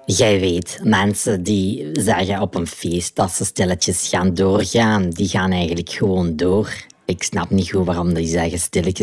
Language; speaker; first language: Dutch; native; Dutch